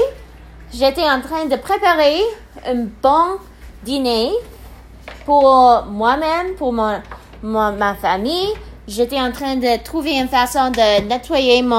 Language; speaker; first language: French; non-native, learner; English